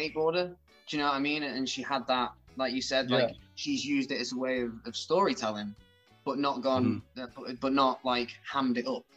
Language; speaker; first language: English; native; English